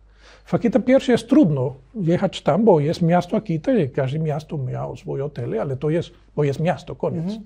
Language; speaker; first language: Polish; non-native, learner; Spanish